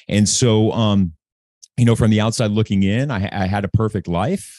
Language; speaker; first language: English; native; English